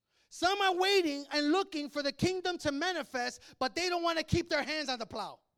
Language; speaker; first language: English; native; English